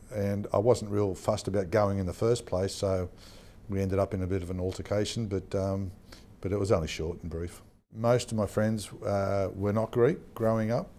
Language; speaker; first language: English; native; English